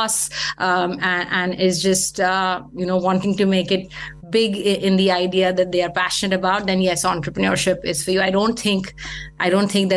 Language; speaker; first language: English; non-native, local second language; Hindi